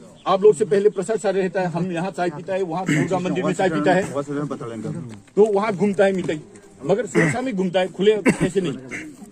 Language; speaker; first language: Hindi; non-native, local second language; Manipuri